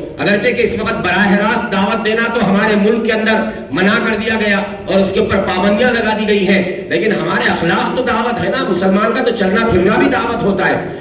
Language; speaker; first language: Urdu; native; Urdu